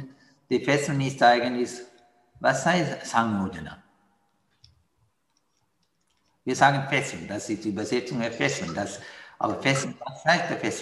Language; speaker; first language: German; non-native, fluent; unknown